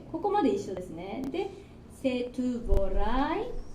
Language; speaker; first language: Japanese; native; Japanese